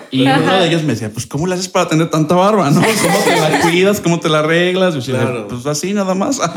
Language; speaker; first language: Spanish; native; Spanish